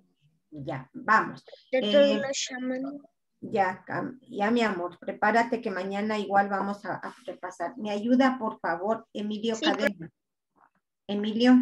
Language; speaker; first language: Spanish; native; Spanish